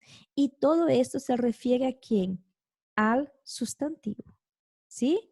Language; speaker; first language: Spanish; non-native, fluent; Portuguese